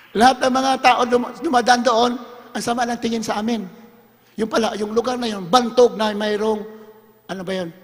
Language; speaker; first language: Filipino; non-native, local second language; Hiligaynon